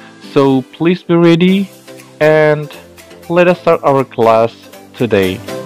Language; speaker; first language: English; non-native, fluent; Indonesian